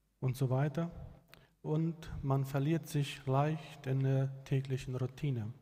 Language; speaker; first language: German; non-native, local second language; Plautdietsch